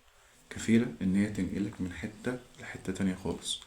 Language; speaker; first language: Arabic; native; Arabic